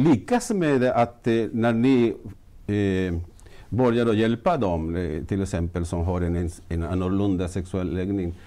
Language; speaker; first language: Swedish; non-native, fluent; Spanish